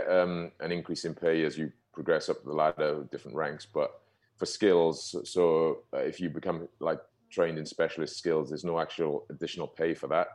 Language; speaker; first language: English; native; English